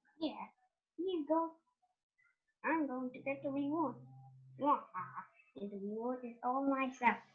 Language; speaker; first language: English; non-native, learner; Indonesian